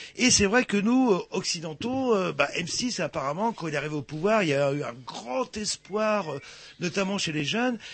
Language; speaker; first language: French; native; French